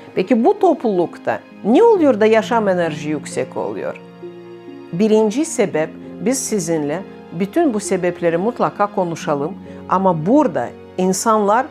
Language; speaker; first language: Turkish; non-native, fluent; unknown